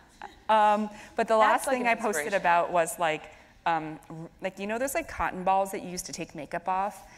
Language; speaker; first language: English; native; English